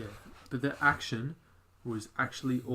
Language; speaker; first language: English; native; English